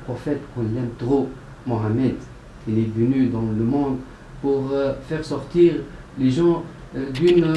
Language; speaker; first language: French; non-native, local second language; Arabic